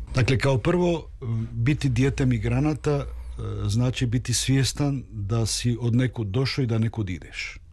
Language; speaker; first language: Serbian; early bilingual, heritage; Croatian